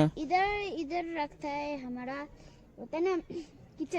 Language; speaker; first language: Hindi; non-native, local second language; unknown